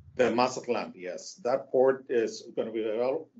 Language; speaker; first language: English; non-native, fluent; Spanish